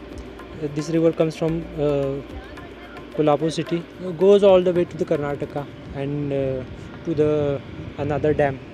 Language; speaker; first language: English; non-native, local second language; Marathi